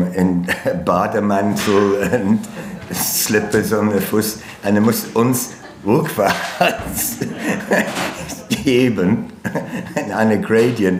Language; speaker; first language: German; non-native, learner; English